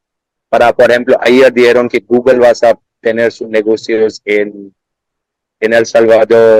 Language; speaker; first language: Spanish; non-native, learner; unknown